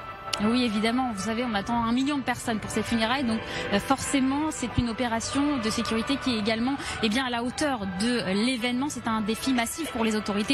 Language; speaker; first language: French; native; French